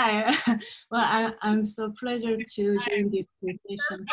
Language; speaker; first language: English; non-native, learner; Korean